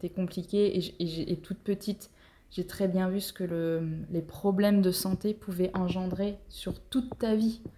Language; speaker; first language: French; native; French